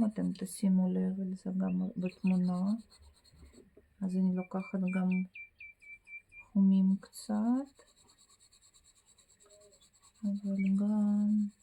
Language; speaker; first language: Hebrew; non-native, fluent; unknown